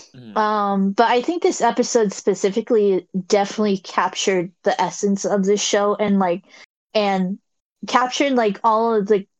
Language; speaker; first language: English; native; English